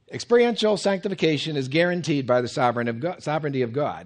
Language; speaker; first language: English; native; English